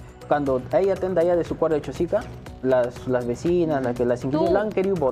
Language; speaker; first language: Spanish; native; Spanish